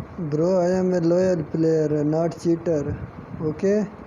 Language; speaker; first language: English; non-native, learner; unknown